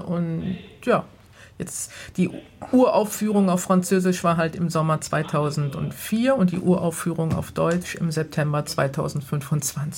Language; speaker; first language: German; native; German